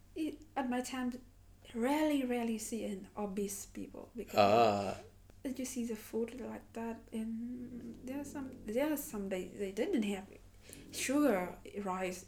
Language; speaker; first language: English; non-native, learner; Vietnamese